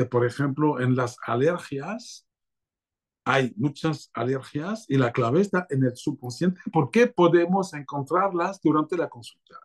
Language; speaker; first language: Spanish; non-native, fluent; French